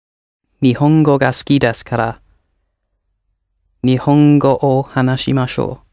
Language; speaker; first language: Japanese; non-native, learner; English